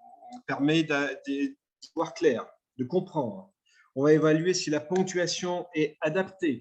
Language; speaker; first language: French; native; French